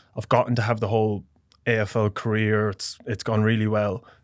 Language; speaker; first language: English; native; English